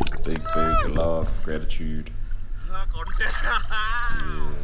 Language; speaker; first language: English; native; English